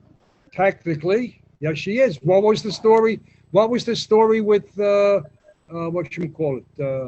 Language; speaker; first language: English; native; English